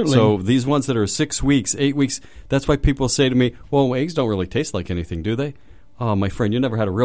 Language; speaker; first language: English; native; English